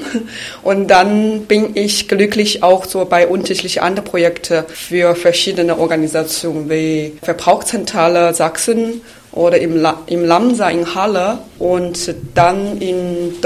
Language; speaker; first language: German; non-native, fluent; Chinese